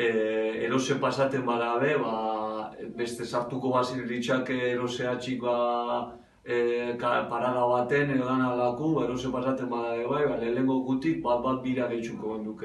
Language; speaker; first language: Basque; native; Basque